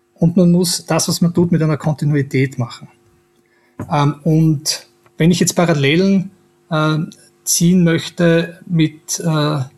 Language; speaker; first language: German; native; German